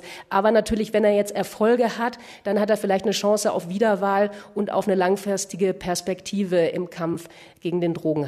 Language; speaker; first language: German; native; German